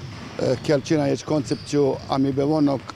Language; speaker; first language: Hungarian; non-native, fluent; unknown